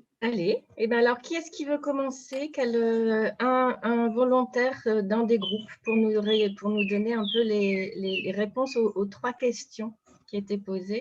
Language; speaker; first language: French; native; French